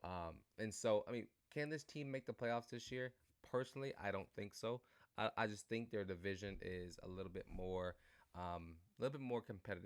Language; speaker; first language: English; native; English